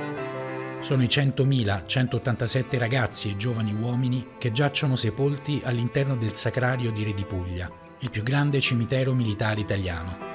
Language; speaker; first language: Italian; native; Italian